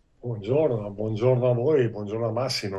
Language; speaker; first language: Italian; native; Italian